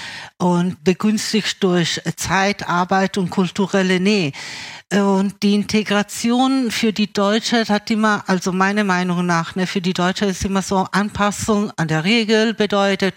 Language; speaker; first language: German; early bilingual, other home language; Italian